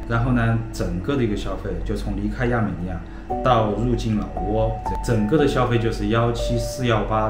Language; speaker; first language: Chinese; native; Chinese